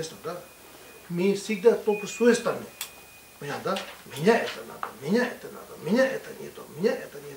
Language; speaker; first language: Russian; non-native, learner; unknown